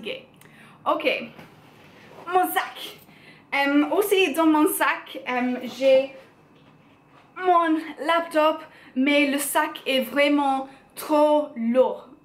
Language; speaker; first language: French; non-native, learner; English